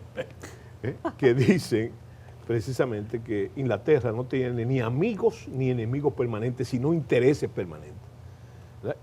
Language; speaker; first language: Spanish; native; Spanish